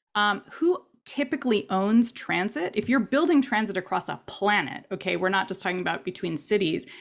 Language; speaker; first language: English; native; English